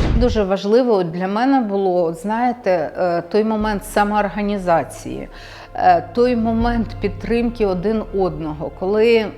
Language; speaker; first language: Ukrainian; native; Ukrainian